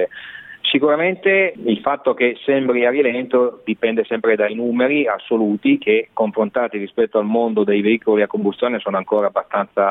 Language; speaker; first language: Italian; native; Italian